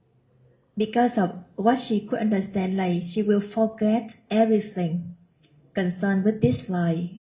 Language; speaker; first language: English; non-native, local second language; Vietnamese